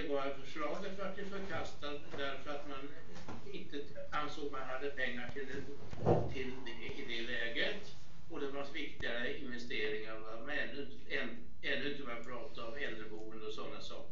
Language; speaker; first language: Swedish; native; Swedish